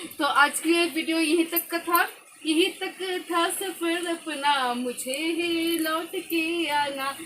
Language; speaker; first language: Hindi; non-native, local second language; Bangla